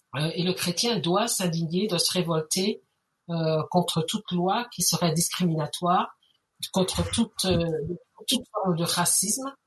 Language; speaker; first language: French; native; French